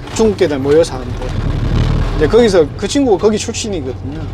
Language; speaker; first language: Korean; native; Korean